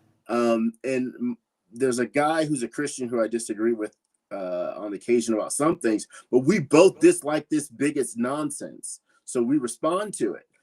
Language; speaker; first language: English; native; English